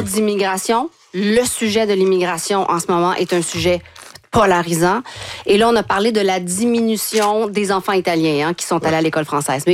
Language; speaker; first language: French; native; French